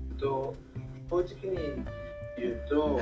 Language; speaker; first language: Japanese; non-native, learner; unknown